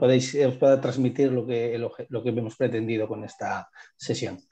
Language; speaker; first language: Spanish; native; Spanish